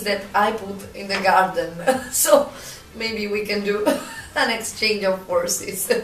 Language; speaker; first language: English; non-native, fluent; Italian